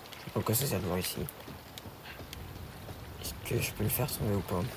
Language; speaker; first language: French; native; French